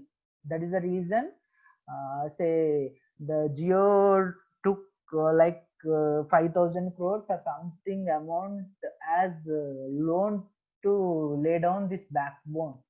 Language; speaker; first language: English; non-native, local second language; Telugu